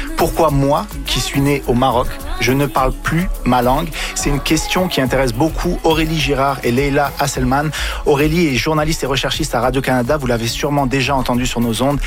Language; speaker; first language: French; native; French